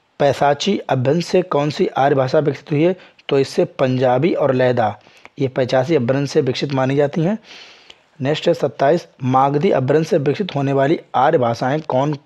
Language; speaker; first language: Hindi; native; Hindi